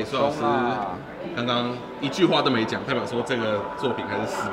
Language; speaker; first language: Chinese; native; Chinese